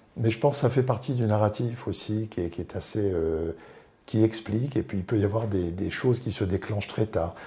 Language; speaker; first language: French; native; French